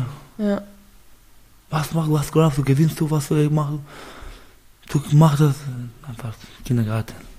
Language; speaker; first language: German; non-native, learner; Persian